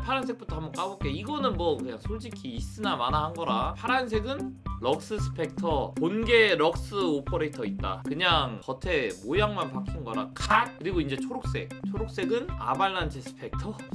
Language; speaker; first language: Korean; native; Korean